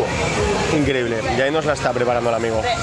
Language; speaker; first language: Spanish; native; Spanish